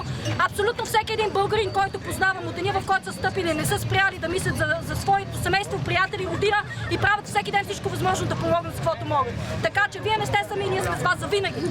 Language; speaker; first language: Bulgarian; native; Bulgarian